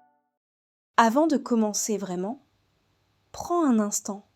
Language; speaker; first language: French; non-native, fluent; Hindi